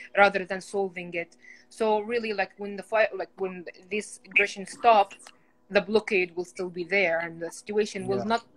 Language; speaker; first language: English; non-native, fluent; Arabic